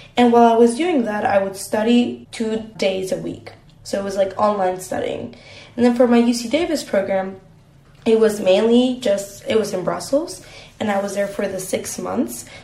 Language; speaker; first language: English; non-native, fluent; Spanish